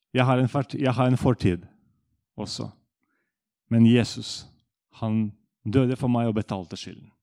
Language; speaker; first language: Norwegian; non-native, fluent; Russian